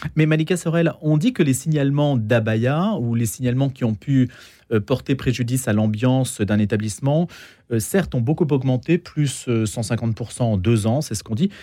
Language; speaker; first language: French; native; French